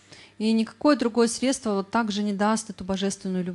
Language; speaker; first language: Russian; native; Russian